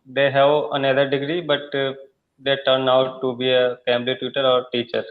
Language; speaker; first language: English; non-native, learner; Hindi